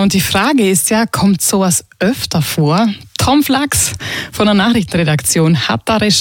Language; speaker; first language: German; native; German